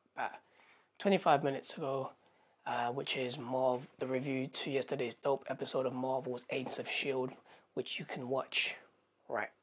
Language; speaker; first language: English; native; English